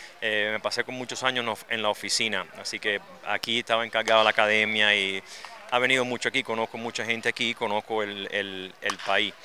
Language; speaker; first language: Spanish; early bilingual, other home language; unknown